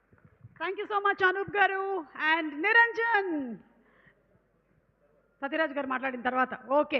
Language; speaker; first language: Telugu; native; Telugu